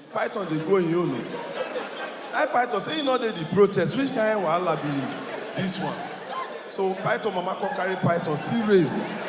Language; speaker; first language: Nigerian Pidgin; native; Nigerian Pidgin